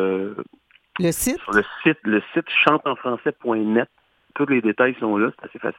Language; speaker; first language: French; native; French